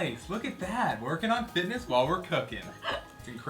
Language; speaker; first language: English; native; English